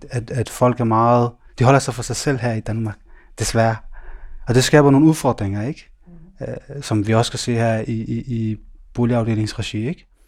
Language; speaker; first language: Danish; early bilingual, other home language; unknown